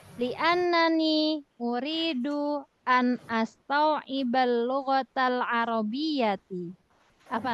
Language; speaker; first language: Arabic; non-native, fluent; Indonesian